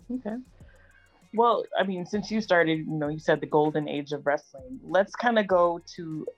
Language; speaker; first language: English; native; English